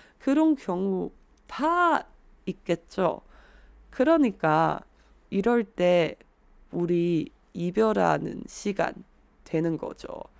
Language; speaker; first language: Korean; non-native, fluent; Chinese